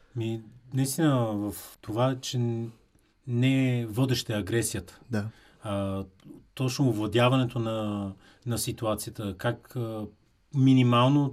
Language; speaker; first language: Bulgarian; native; Bulgarian